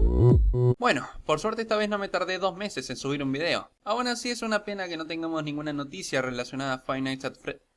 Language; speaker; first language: Spanish; native; Spanish